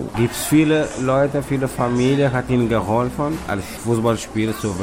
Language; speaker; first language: German; non-native, learner; Kabuverdianu